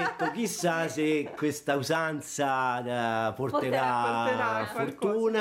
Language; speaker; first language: Italian; native; Italian